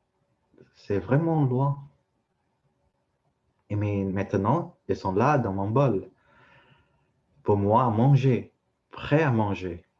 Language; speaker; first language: French; non-native, fluent; Vietnamese